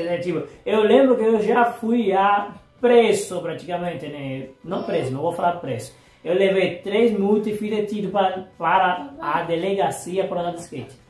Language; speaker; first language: Portuguese; non-native, fluent; Spanish